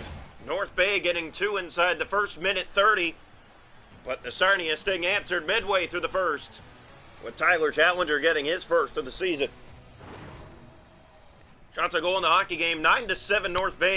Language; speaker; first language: English; native; English